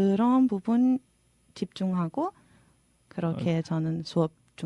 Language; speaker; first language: Korean; non-native, fluent; Serbian